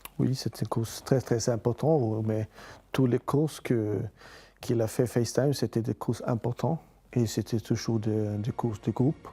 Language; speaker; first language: French; non-native, fluent; Swedish